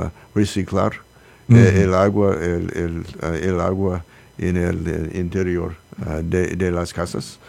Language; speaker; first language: Spanish; non-native, learner; English